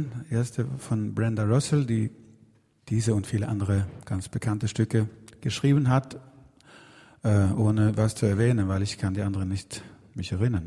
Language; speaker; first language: German; non-native, fluent; Swedish